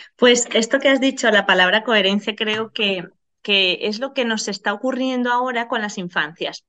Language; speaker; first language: Spanish; native; Spanish